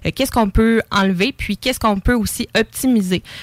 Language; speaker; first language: French; native; French